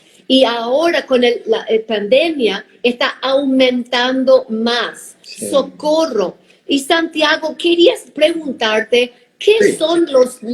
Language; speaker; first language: Spanish; non-native, fluent; English